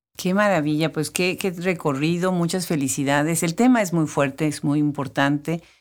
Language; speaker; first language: Spanish; native; Spanish